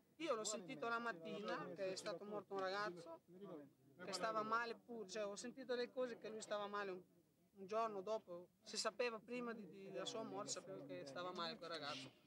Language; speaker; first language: Italian; non-native, fluent; Romanian